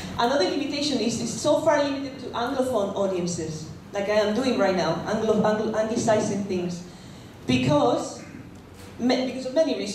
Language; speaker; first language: English; non-native, fluent; Spanish